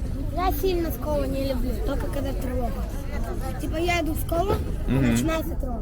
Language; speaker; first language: Russian; native; Russian